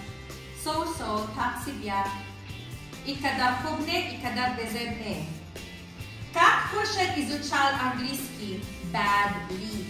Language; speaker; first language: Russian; non-native, learner; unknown